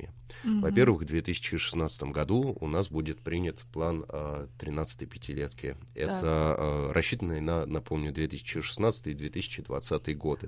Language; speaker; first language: Russian; native; Russian